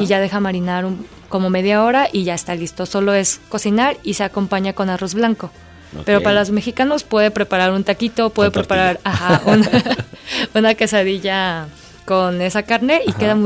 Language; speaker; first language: Spanish; non-native, fluent; Korean